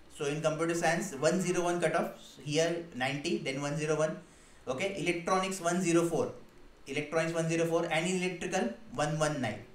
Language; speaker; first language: English; non-native, local second language; Hindi